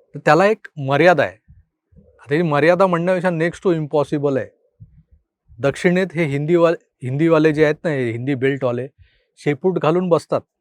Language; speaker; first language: Marathi; native; Marathi